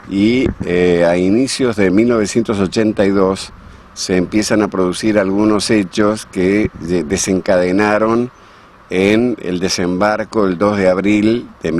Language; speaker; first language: Spanish; native; Spanish